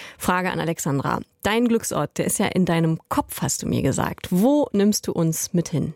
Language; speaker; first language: German; native; German